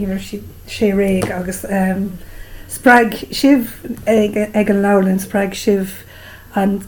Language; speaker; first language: Irish; non-native, local second language; English